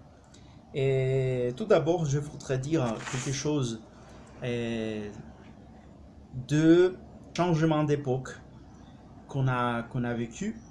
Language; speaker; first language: French; non-native, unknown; Spanish